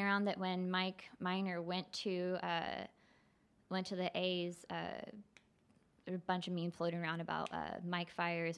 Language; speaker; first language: English; native; English